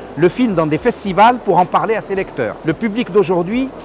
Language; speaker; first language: French; non-native, local second language; Arabic